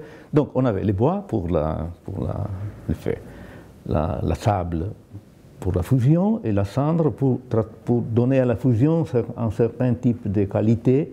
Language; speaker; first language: French; non-native, fluent; Italian